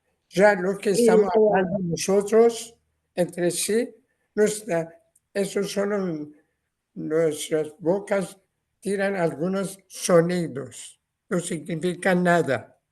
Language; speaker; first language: Spanish; non-native, learner; Persian